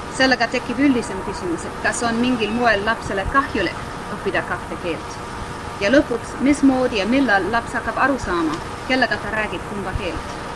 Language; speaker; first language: Estonian; non-native, fluent; English